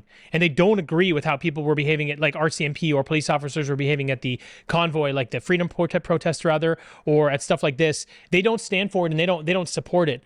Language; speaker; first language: English; native; English